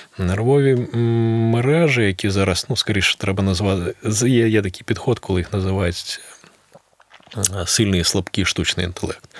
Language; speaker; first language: Ukrainian; non-native, local second language; Russian